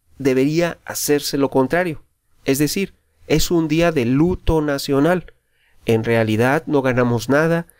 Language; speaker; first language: Spanish; native; Spanish